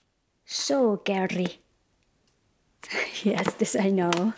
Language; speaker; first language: English; non-native, learner; Thai